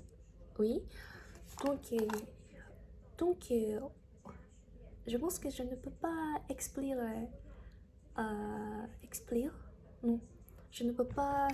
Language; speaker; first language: French; non-native, learner; Chinese